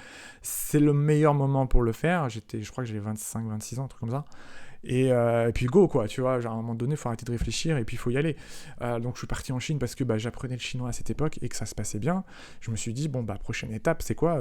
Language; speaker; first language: French; native; French